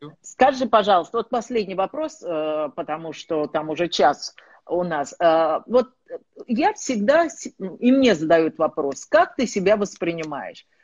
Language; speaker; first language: Russian; native; Russian